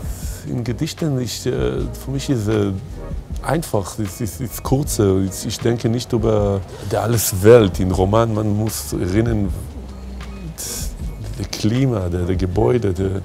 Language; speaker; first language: German; non-native, learner; Hebrew